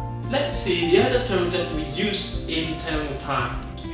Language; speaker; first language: English; non-native, fluent; Indonesian